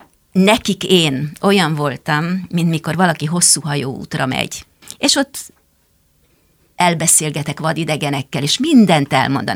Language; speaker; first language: Hungarian; native; Hungarian